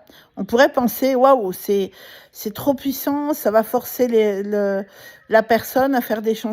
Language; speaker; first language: French; native; French